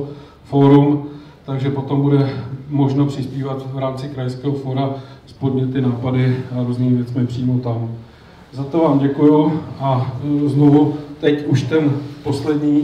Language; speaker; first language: Czech; native; Czech